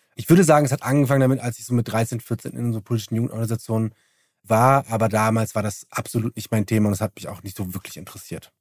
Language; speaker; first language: German; early bilingual, other home language; Turkish